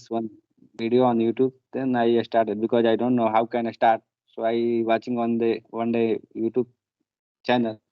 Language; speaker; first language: English; non-native, learner; Hindi